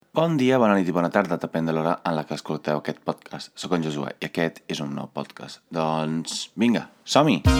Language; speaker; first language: Catalan; non-native, fluent; Italian